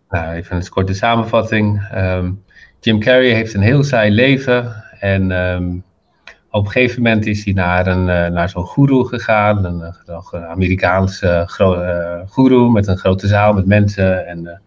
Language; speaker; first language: Dutch; non-native, fluent; Arabic